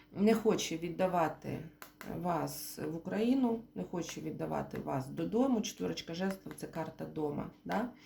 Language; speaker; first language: Ukrainian; non-native, local second language; Russian